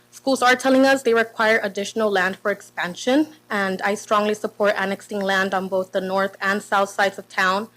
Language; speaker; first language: English; non-native, fluent; Spanish